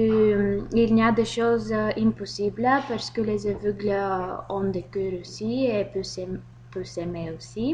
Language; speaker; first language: French; non-native, learner; Bulgarian